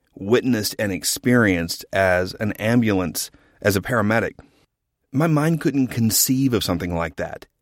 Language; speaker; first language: English; native; English